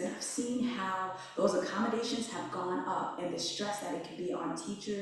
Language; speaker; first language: English; native; English